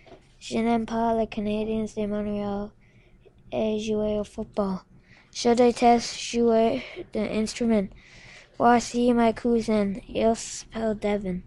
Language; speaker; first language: French; non-native, local second language; English